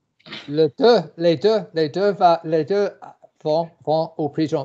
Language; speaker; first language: French; non-native, learner; English